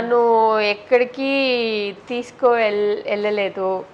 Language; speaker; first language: Telugu; non-native, fluent; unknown